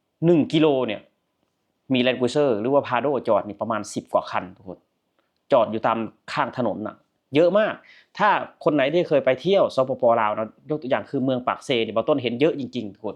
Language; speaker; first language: Thai; non-native, local second language; Northeastern Thai